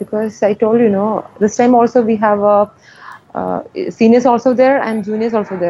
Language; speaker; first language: English; non-native, local second language; Malayalam